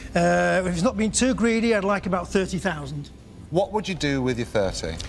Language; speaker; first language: English; native; English